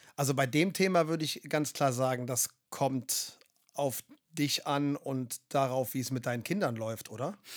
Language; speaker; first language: German; native; German